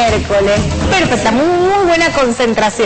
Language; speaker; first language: Spanish; native; Spanish